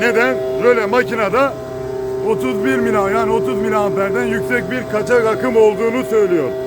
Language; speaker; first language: Turkish; native; Turkish